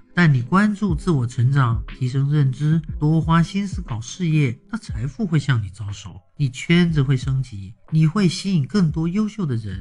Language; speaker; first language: Chinese; native; Chinese